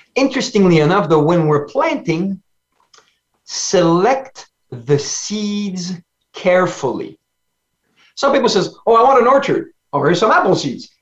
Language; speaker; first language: English; non-native, fluent; French